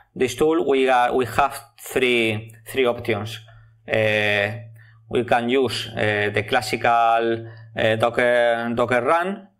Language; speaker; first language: English; non-native, learner; Spanish